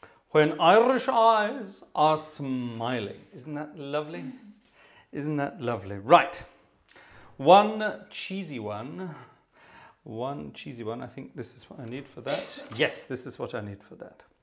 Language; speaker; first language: English; native; English